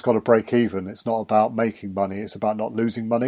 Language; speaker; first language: English; native; English